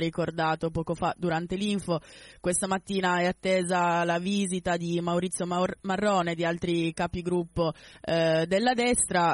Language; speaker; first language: Italian; native; Italian